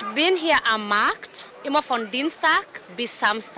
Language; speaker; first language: German; non-native, learner; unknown